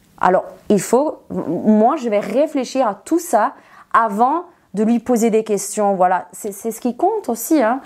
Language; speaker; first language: French; non-native, fluent; Serbian